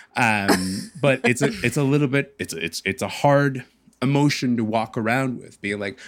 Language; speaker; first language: English; early bilingual, other home language; Arabic